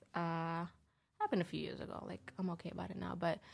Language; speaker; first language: English; early bilingual, heritage; English